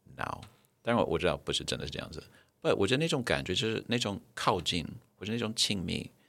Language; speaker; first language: Chinese; non-native, fluent; English